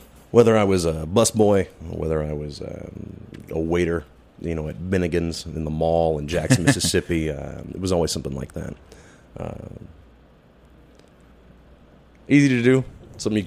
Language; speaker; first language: English; native; English